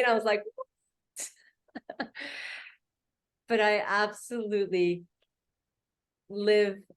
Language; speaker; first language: English; native; English